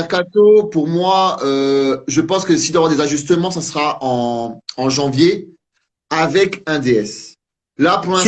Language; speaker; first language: French; native; French